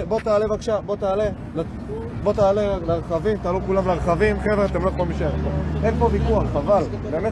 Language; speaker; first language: Hebrew; native; Hebrew